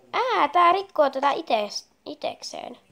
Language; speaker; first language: Finnish; native; Finnish